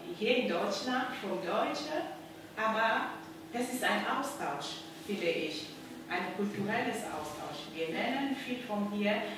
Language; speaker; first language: German; non-native, learner; French